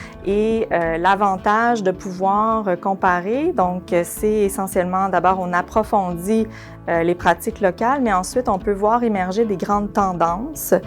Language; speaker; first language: French; native; French